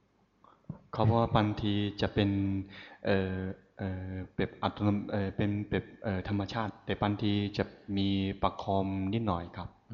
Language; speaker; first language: Thai; non-native, fluent; Chinese